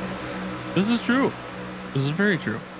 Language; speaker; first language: English; native; English